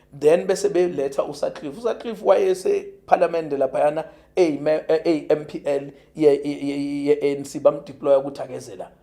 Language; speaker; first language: Zulu; native; Zulu